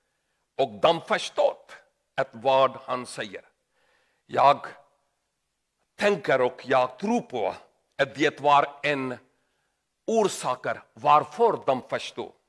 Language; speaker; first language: Swedish; non-native, learner; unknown